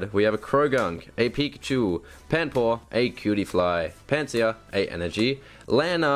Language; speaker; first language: English; native; English